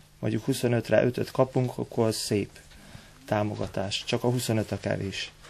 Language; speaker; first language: Hungarian; native; Hungarian